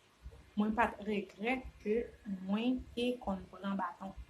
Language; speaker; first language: French; non-native, learner; Haitian Creole